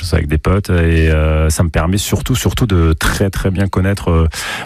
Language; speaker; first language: French; native; French